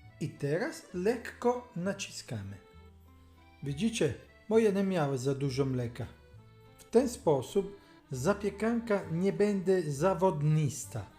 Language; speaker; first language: Polish; non-native, learner; Italian